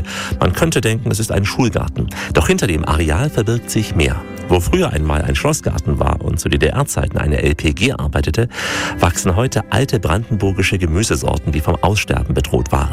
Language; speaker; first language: German; native; German